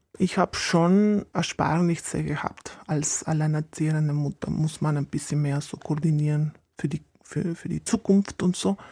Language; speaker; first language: German; non-native, fluent; Spanish